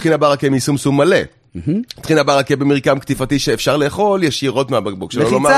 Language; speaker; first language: Hebrew; native; Hebrew